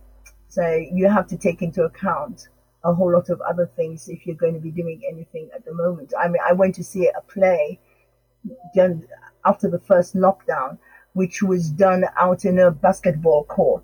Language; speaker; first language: English; non-native, local second language; Krio